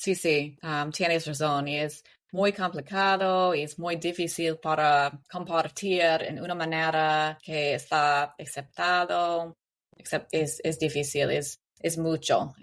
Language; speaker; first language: Spanish; non-native, learner; English